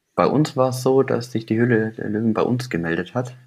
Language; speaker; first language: German; native; German